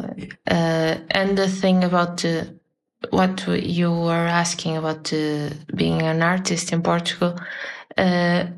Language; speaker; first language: English; non-native, fluent; Portuguese